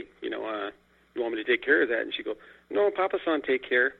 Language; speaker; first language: English; native; English